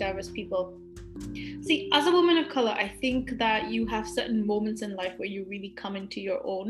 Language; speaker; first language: English; native; English